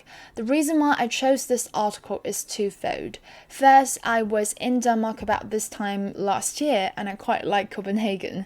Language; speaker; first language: English; non-native, fluent; Chinese